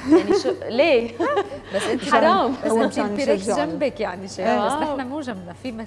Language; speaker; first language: Arabic; native; Arabic